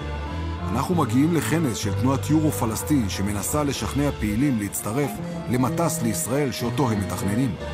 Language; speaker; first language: Hebrew; native; Hebrew